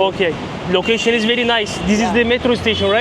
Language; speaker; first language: English; non-native, learner; Turkish